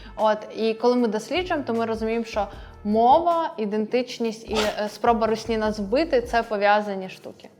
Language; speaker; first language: Ukrainian; non-native, local second language; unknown